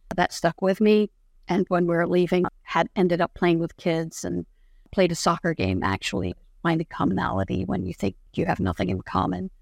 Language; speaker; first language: English; non-native, fluent; Arabic